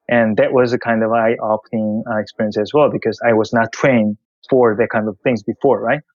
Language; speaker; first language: English; non-native, fluent; Korean